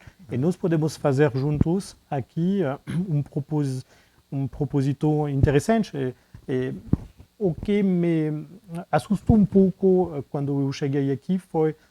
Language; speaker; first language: Portuguese; non-native, fluent; French